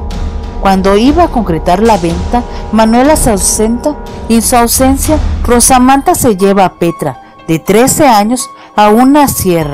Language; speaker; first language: Spanish; native; Spanish